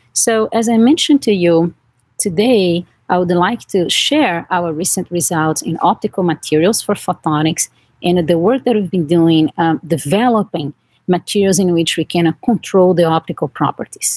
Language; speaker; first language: English; non-native, fluent; Portuguese